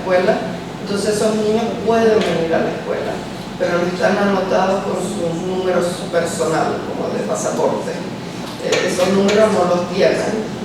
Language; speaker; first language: Spanish; early bilingual, heritage; Spanish